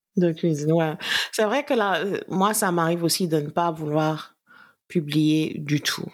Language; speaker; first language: French; non-native, local second language; Wolof